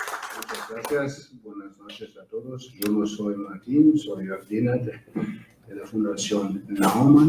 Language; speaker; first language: Spanish; non-native, fluent; German